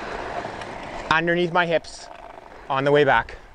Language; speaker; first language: English; native; English